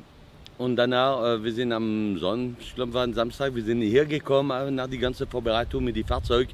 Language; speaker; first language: German; non-native, fluent; French